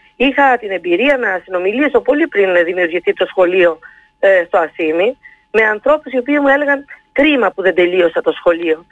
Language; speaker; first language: Greek; native; Greek